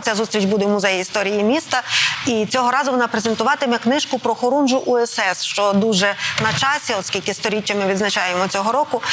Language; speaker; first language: Ukrainian; native; Ukrainian